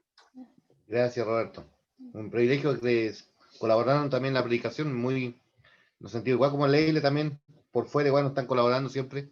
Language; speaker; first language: Spanish; native; Spanish